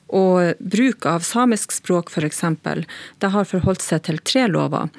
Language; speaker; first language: Norwegian; native; Norwegian